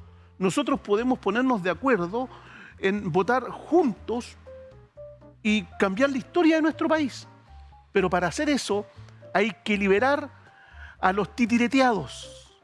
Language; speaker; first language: Spanish; native; Spanish